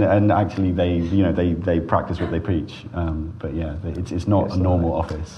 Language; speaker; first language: English; native; English